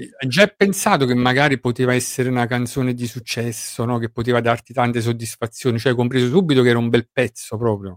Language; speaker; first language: Italian; native; Italian